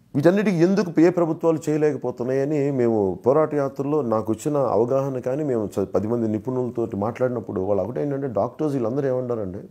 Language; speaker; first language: Telugu; native; Telugu